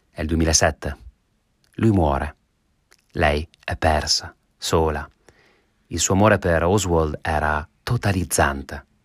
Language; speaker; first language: Italian; native; Italian